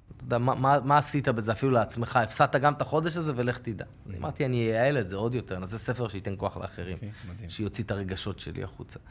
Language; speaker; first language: Hebrew; native; Hebrew